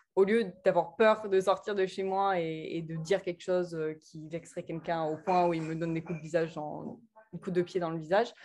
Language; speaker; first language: French; early bilingual, other home language; English